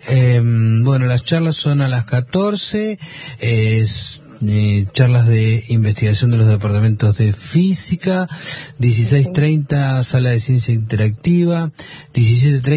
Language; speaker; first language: Spanish; native; Spanish